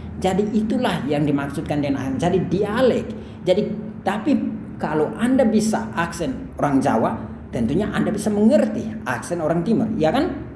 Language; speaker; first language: Indonesian; native; Indonesian